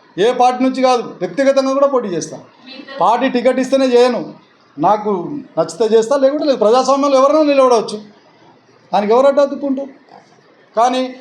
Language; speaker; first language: Telugu; non-native, local second language; Lambadi